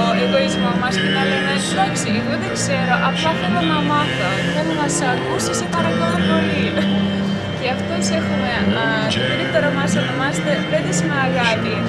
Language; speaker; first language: Greek; non-native, fluent; Ukrainian